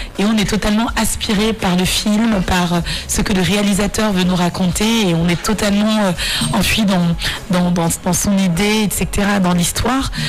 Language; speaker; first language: French; non-native, local second language; Mandingo